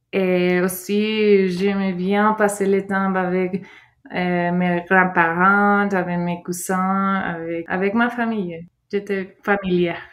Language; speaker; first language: French; non-native, fluent; Spanish